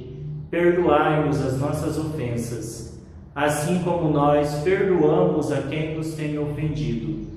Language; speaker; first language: Portuguese; native; Portuguese